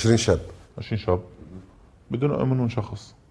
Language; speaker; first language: Arabic; native; Arabic